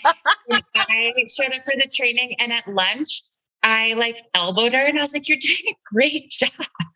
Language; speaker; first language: English; native; English